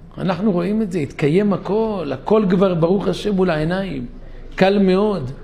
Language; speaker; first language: Hebrew; native; Hebrew